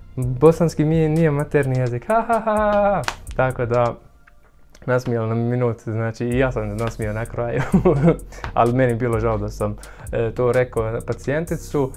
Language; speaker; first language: Bosnian; non-native, fluent; Arabic